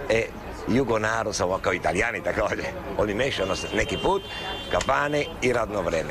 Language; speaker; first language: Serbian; non-native, learner; Italian